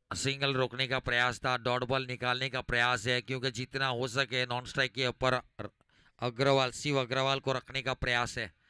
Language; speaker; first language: Hindi; non-native, local second language; Gujarati